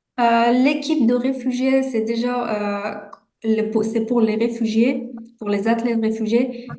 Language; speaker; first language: French; non-native, fluent; Persian